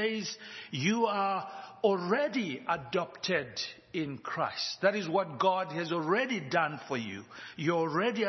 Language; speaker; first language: English; non-native, local second language; Shona